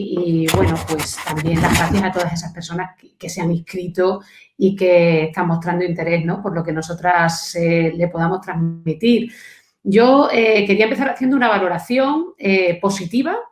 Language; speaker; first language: Spanish; native; Spanish